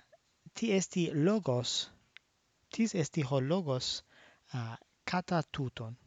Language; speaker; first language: Greek; non-native, fluent; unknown